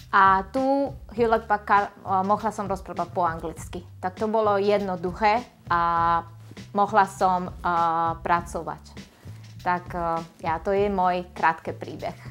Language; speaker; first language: Slovak; non-native, learner; Spanish